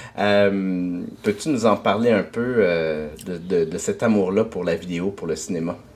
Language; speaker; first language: French; native; French